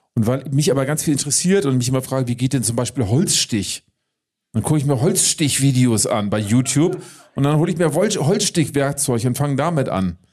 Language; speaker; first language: German; native; German